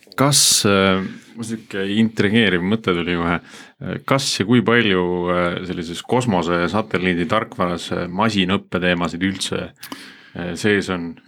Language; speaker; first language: Estonian; native; Estonian